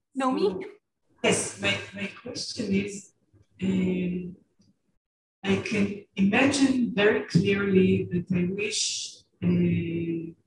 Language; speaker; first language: English; non-native, fluent; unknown